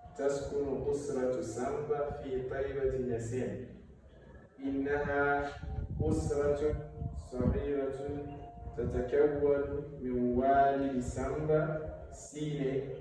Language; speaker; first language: Arabic; non-native, fluent; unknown